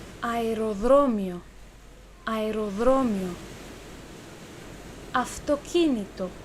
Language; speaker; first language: Greek; non-native, fluent; Turkish